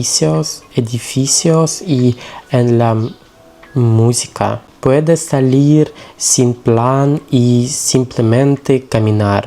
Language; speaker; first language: Spanish; non-native, learner; Russian